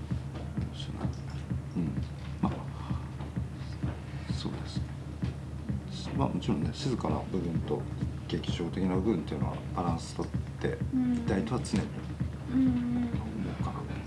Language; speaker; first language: Japanese; native; Japanese